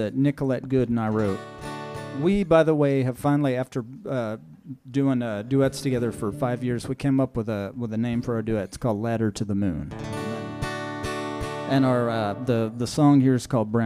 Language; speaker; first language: English; native; English